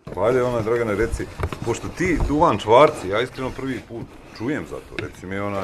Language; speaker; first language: Bosnian; native; Bosnian